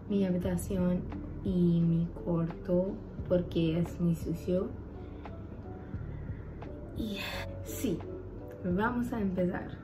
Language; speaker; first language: Spanish; non-native, learner; English